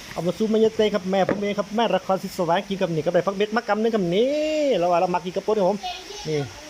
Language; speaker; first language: Thai; native; Thai